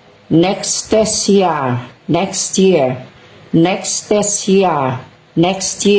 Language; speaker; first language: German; non-native, fluent; Cebuano